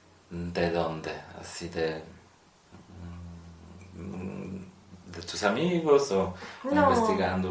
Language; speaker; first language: Spanish; non-native, fluent; Polish